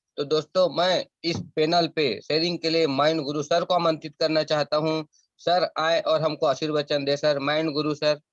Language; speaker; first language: Hindi; native; Hindi